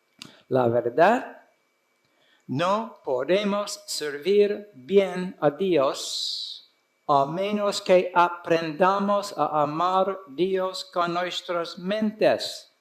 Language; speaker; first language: Spanish; non-native, fluent; English